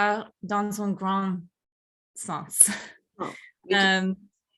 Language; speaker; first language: French; non-native, fluent; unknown